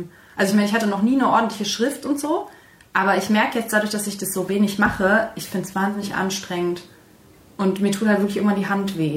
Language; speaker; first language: German; native; German